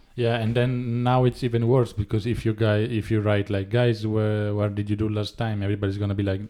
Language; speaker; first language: English; non-native, fluent; Italian